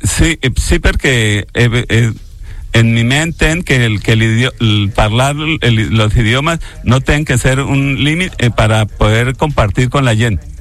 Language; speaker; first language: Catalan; non-native, learner; Spanish